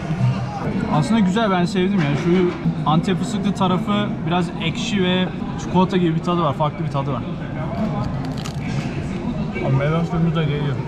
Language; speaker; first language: Turkish; native; Turkish